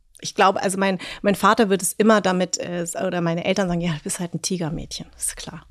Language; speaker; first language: German; early bilingual, other home language; Vietnamese